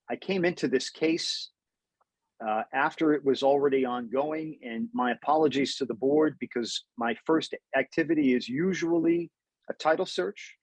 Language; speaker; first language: English; native; English